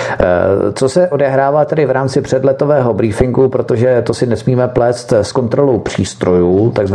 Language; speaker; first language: Czech; native; Czech